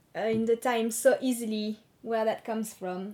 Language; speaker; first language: English; non-native, fluent; French